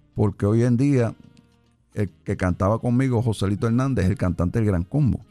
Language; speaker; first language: Spanish; early bilingual, heritage; Spanish